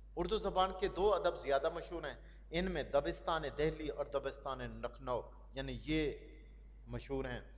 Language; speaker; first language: Urdu; non-native, local second language; Punjabi